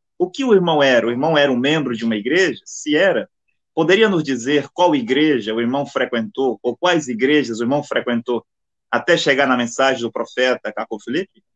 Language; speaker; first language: Portuguese; native; Portuguese